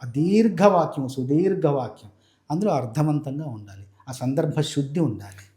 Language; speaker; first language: Telugu; native; Telugu